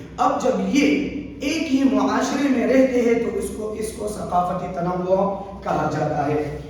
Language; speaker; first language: Urdu; non-native, local second language; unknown